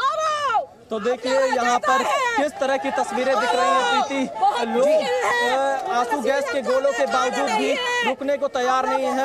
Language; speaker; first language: Hindi; native; Hindi